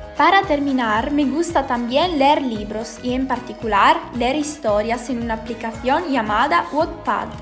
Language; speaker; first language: Spanish; non-native, learner; Italian